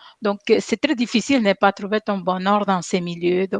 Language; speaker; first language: French; non-native, fluent; Spanish